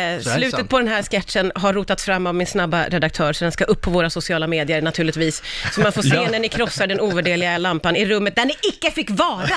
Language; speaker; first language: Swedish; native; Swedish